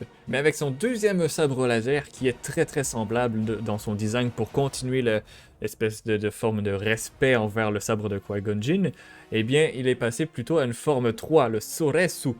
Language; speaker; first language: French; native; French